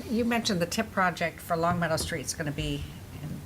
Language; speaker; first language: English; native; English